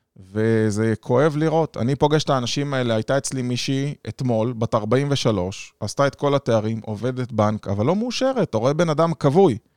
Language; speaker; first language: Hebrew; native; Hebrew